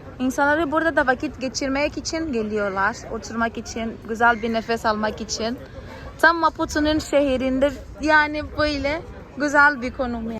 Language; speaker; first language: Turkish; native; Turkish